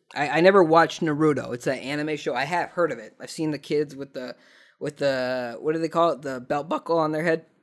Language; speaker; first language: English; native; English